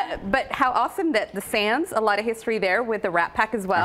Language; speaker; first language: English; native; English